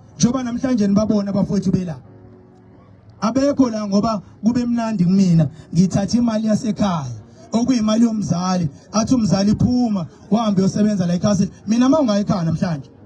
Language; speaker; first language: Zulu; native; Zulu